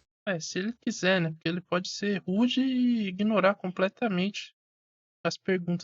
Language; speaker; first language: Portuguese; native; Portuguese